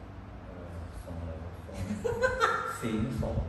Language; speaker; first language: Thai; non-native, learner; Cantonese